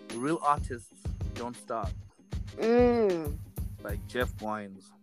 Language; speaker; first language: English; non-native, local second language; Shona